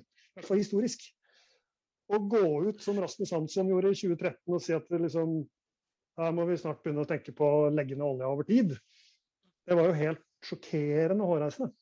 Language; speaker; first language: Norwegian; native; Norwegian